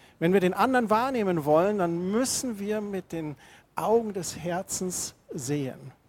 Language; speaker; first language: German; native; German